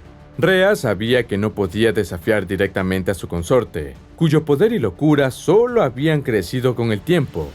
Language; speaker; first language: Spanish; native; Spanish